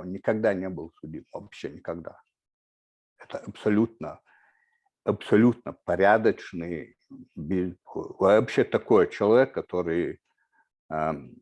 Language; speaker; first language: Russian; non-native, local second language; Chechen